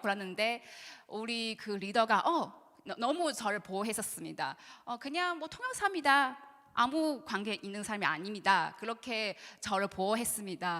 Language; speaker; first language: Korean; non-native, learner; Chinese